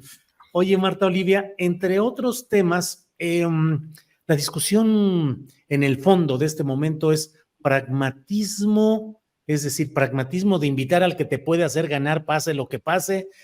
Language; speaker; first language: Spanish; native; Spanish